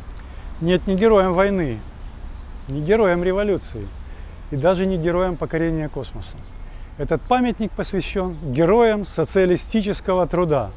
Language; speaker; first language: Russian; native; Russian